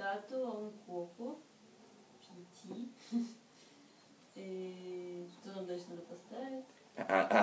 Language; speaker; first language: Russian; native; Russian